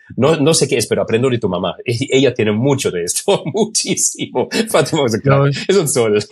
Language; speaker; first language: Spanish; non-native, fluent; German